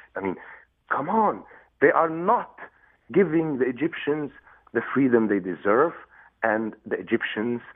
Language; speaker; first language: English; non-native, fluent; Arabic